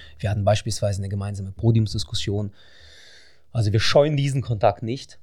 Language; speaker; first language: German; non-native, fluent; Russian